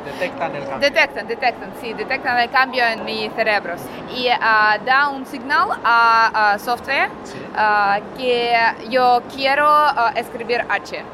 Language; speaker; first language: Spanish; non-native, learner; Russian